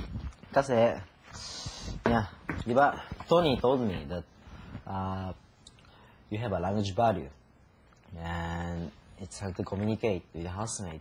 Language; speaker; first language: English; non-native, learner; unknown